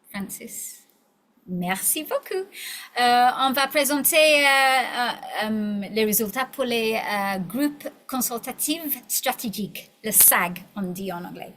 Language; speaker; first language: French; non-native, learner; English